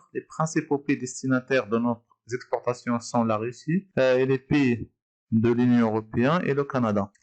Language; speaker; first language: French; non-native, local second language; Arabic